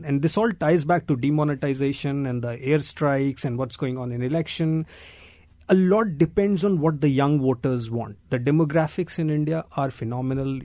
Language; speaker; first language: English; non-native, local second language; Hindi